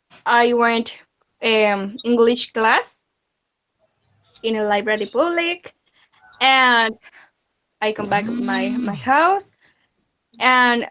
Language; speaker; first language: English; non-native, learner; Spanish